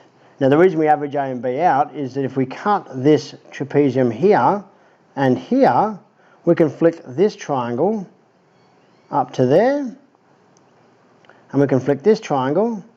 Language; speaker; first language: English; native; English